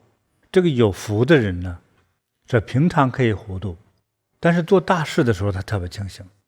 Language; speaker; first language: Chinese; native; Chinese